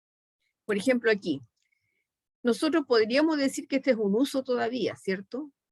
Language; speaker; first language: Spanish; native; Spanish